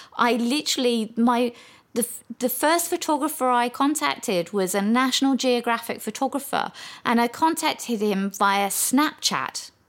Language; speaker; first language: English; native; English